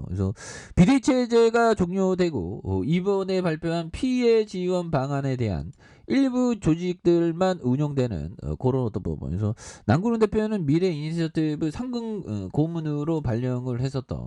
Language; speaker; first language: Korean; native; Korean